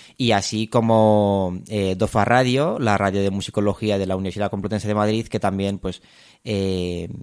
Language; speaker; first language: Spanish; non-native, fluent; Romanian